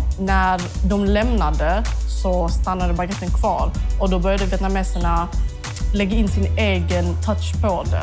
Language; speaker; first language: Swedish; early bilingual, other home language; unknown